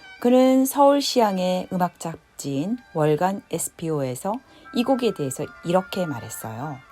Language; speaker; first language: Korean; native; Korean